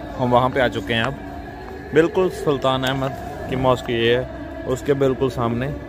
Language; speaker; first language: Hindi; non-native, local second language; Punjabi